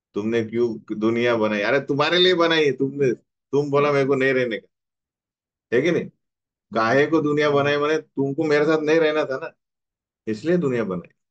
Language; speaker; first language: Hindi; non-native, local second language; Marathi